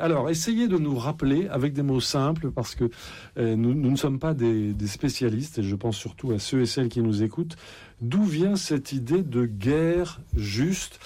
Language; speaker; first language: French; native; French